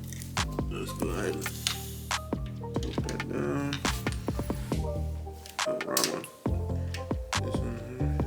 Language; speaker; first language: English; native; English